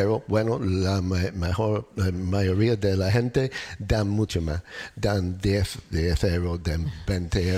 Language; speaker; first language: Spanish; non-native, learner; English